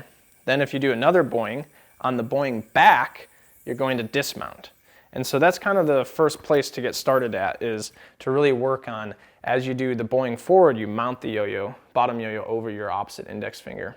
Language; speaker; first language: English; native; English